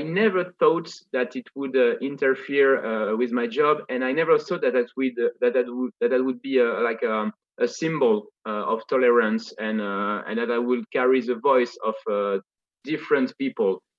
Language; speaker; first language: English; non-native, fluent; French